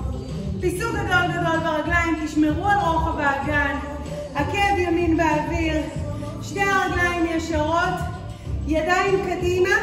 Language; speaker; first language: Hebrew; native; Hebrew